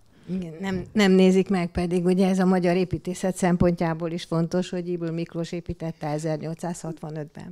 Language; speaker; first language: Hungarian; native; Hungarian